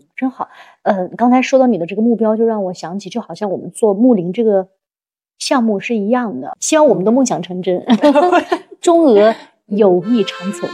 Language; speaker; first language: Chinese; native; Chinese